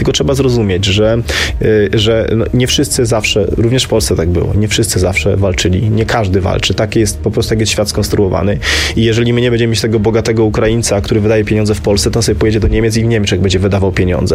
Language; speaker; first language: Polish; native; Polish